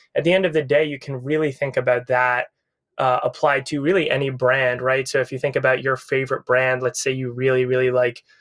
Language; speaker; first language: English; native; English